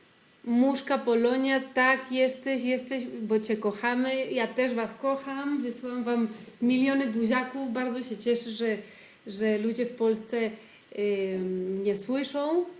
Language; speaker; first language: Polish; early bilingual, heritage; Polish